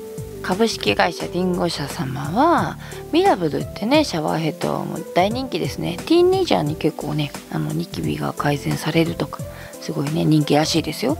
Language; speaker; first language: Japanese; native; Japanese